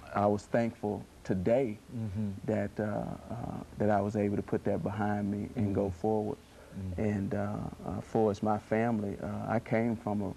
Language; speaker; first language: English; native; English